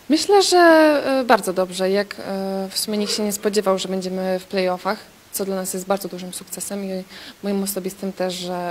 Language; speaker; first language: Polish; native; Polish